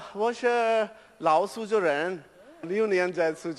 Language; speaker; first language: Chinese; non-native, learner; Persian